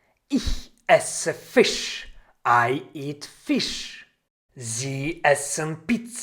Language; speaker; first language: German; non-native, fluent; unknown